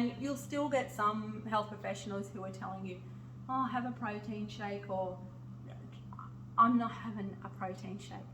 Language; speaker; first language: English; native; English